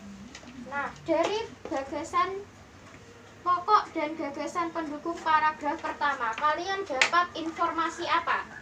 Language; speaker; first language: Indonesian; native; Indonesian